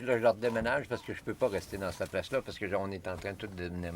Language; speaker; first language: French; native; French